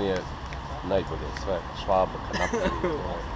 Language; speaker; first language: Bosnian; native; Bosnian